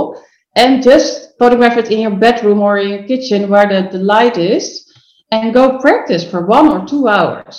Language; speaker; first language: English; non-native, fluent; Dutch